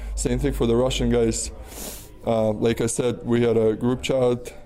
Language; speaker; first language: English; non-native, fluent; Russian